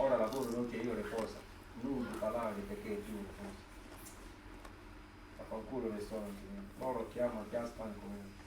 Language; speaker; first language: Italian; non-native, learner; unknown